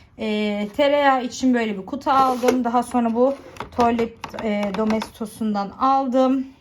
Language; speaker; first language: Turkish; early bilingual, heritage; Turkish